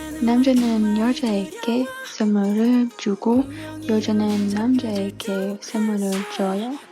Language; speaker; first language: Korean; non-native, learner; English